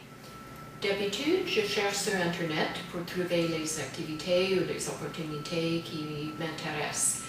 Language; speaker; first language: French; non-native, fluent; English